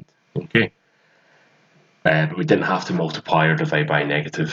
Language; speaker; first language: English; native; English